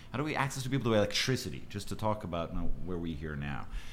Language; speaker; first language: English; non-native, fluent; Italian